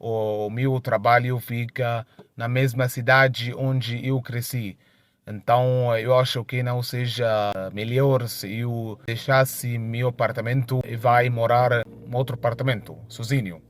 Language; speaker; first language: Portuguese; non-native, fluent; Arabic